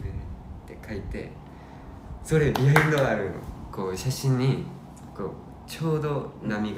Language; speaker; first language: Japanese; non-native, fluent; Korean